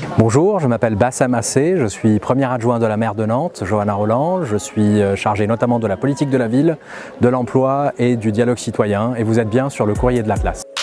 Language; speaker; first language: French; non-native, local second language; Arabic